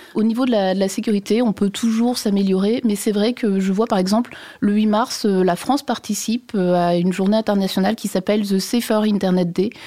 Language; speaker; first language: French; native; French